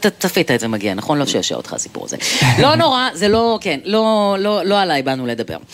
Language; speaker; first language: Hebrew; native; Hebrew